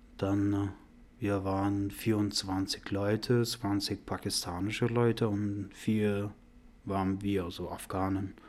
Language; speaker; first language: German; non-native, learner; Persian